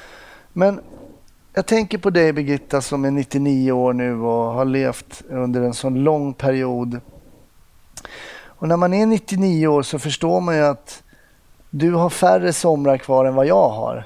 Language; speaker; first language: Swedish; native; Swedish